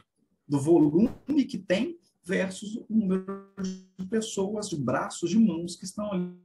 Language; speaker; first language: Portuguese; native; Portuguese